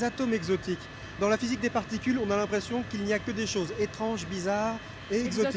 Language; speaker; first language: French; native; French